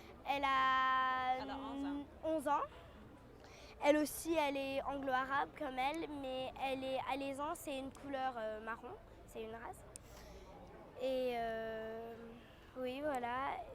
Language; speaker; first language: French; early bilingual, other home language; English